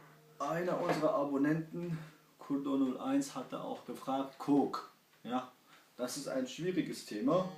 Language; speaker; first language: German; non-native, fluent; Kurdish